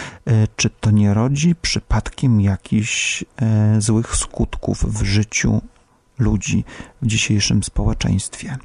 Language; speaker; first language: Polish; native; Polish